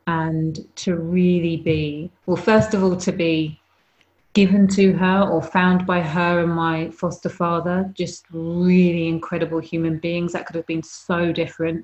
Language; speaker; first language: English; native; English